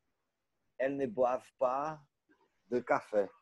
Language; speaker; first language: French; non-native, learner; Portuguese